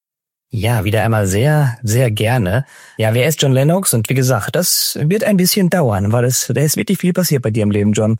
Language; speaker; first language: German; native; German